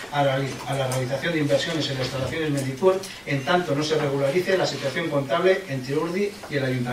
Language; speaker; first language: Spanish; native; Spanish